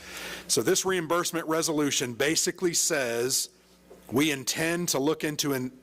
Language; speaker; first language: English; native; English